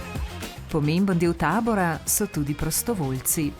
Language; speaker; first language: Slovenian; native; Slovenian